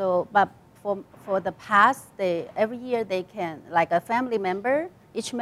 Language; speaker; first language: English; non-native, learner; Chinese